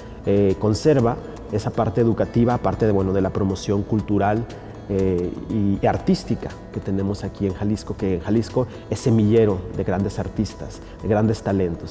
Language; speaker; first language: Spanish; native; Spanish